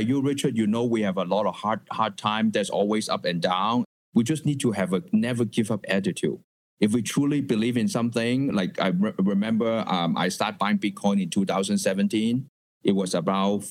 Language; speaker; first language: English; non-native, local second language; Cantonese